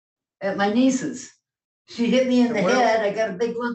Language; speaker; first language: English; native; English